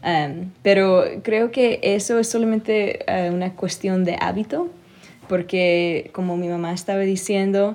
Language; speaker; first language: Spanish; early bilingual, other home language; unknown